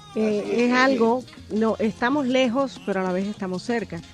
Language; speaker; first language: Spanish; native; Spanish